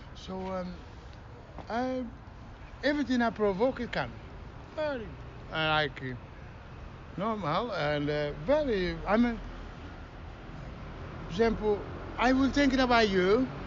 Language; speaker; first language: English; non-native, learner; Kabuverdianu